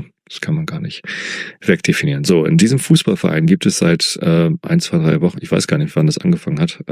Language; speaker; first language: German; native; German